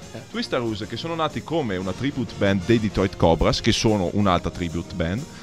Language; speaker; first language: Italian; native; Italian